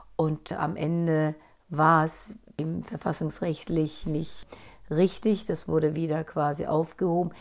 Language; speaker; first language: German; native; German